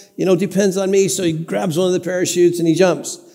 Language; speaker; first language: English; native; English